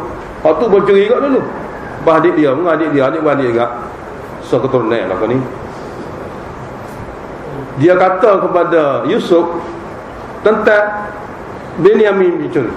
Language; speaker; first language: Malay; native; Malay